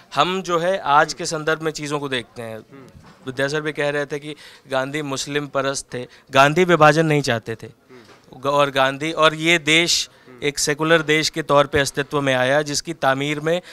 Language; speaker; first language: Hindi; native; Hindi